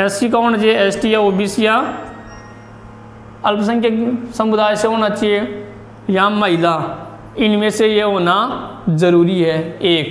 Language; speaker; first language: Hindi; native; Hindi